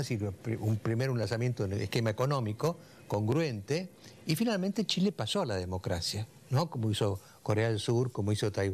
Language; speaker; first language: Spanish; native; Spanish